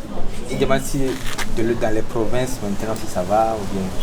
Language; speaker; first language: French; non-native, local second language; Sango